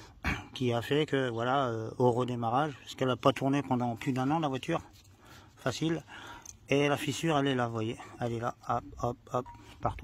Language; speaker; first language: French; native; French